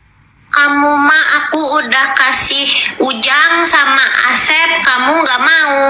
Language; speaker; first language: Indonesian; non-native, local second language; Sundanese